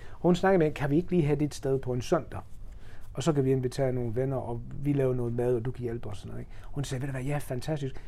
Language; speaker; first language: Danish; non-native, fluent; English